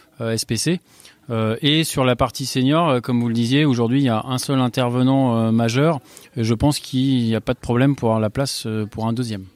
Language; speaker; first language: French; native; French